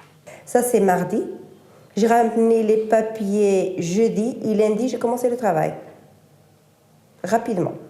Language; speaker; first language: French; non-native, fluent; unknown